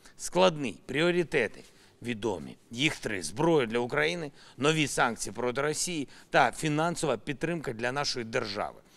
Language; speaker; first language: Ukrainian; non-native, local second language; Russian